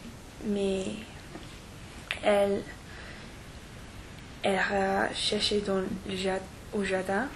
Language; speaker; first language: French; non-native, learner; English